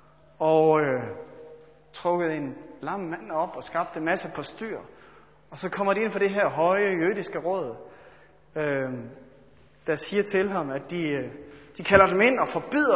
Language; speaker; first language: Danish; native; Danish